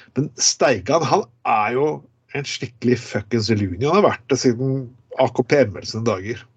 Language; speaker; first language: Norwegian; native; Norwegian